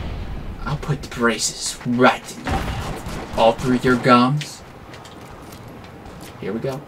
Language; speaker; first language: English; native; English